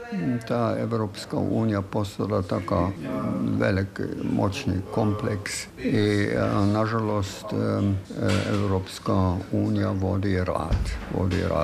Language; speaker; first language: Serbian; non-native, fluent; German